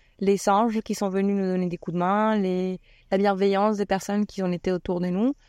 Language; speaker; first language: French; non-native, fluent; Spanish